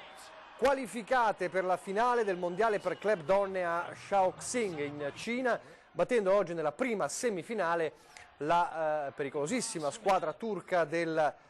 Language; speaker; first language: Italian; native; Italian